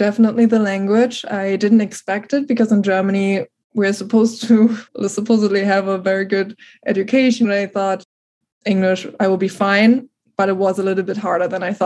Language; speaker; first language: English; non-native, fluent; German